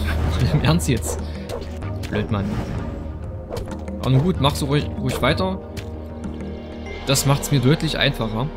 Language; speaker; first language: German; native; German